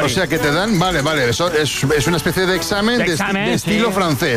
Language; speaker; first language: Spanish; native; Spanish